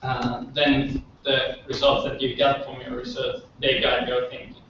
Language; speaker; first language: English; non-native, fluent; Finnish